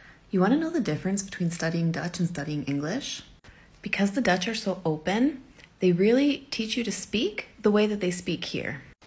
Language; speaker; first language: English; native; English